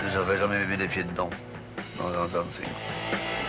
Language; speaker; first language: French; native; French